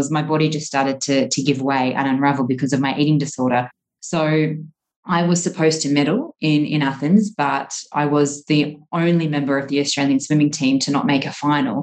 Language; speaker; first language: English; native; English